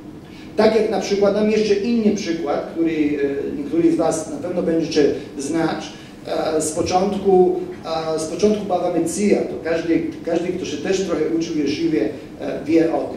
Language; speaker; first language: Polish; non-native, fluent; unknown